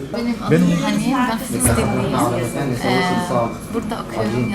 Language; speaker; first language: Turkish; non-native, learner; Arabic